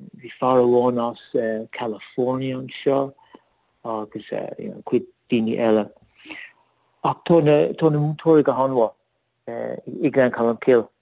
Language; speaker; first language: Irish; non-native, learner; English